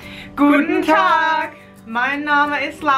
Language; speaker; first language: German; non-native, learner; English